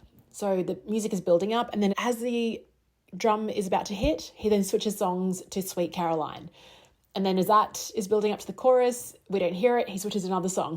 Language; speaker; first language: English; native; English